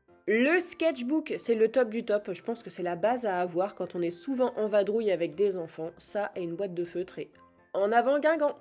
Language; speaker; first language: French; native; French